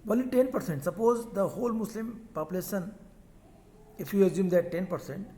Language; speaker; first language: English; non-native, local second language; Hindi